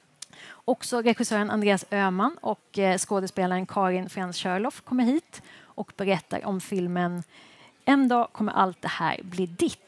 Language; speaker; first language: Swedish; native; Swedish